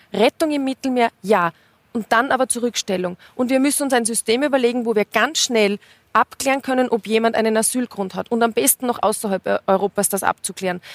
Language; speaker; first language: German; native; German